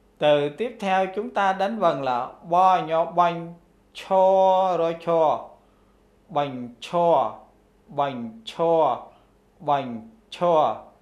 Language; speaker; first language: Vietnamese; non-native, local second language; Khmer